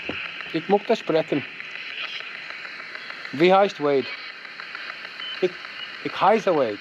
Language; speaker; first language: German; non-native, learner; English